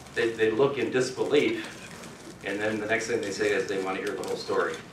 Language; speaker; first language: English; native; English